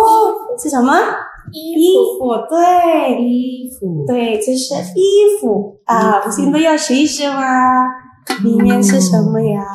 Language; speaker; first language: Chinese; non-native, fluent; Indonesian